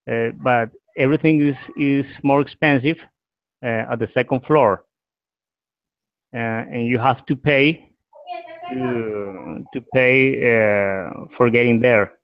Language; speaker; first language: English; non-native, learner; Spanish